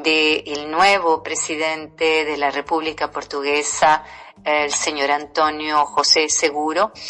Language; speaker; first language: Spanish; non-native, fluent; Portuguese